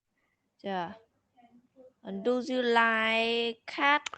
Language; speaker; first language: English; non-native, learner; Vietnamese